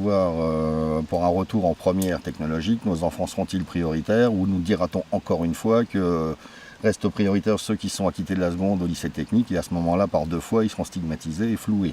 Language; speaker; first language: French; native; French